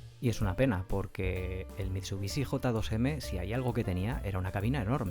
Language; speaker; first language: Spanish; native; Spanish